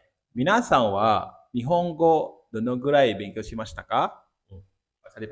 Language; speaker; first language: Japanese; non-native, fluent; Indonesian